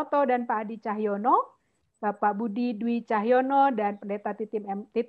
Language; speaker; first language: Indonesian; native; Indonesian